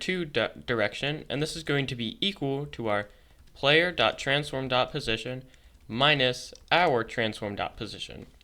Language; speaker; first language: English; native; English